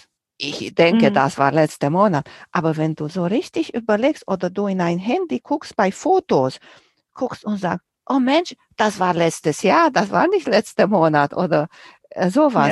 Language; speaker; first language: German; non-native, fluent; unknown